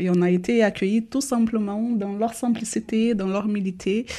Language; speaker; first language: French; non-native, fluent; Portuguese